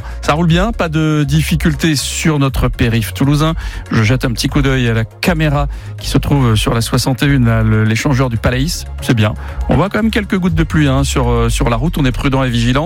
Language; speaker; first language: French; native; French